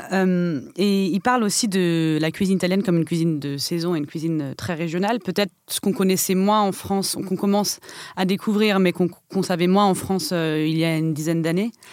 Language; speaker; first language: French; native; French